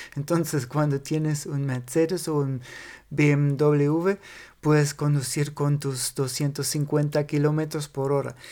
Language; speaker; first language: Spanish; non-native, fluent; German